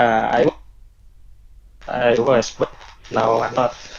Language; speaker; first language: English; non-native, learner; Indonesian